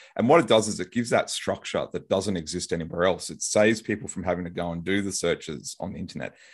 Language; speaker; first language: English; native; English